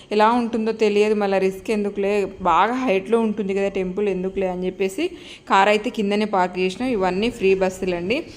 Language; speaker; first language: Telugu; native; Telugu